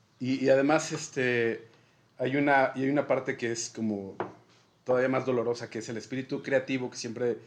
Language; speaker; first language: Spanish; native; Spanish